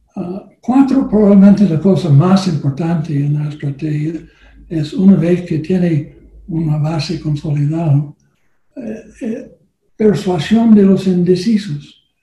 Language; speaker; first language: Spanish; non-native, learner; English